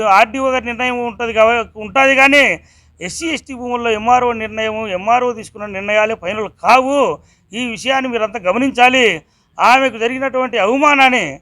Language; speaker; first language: Telugu; native; Telugu